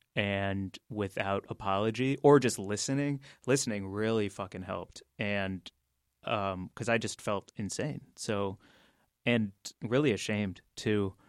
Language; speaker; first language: English; native; English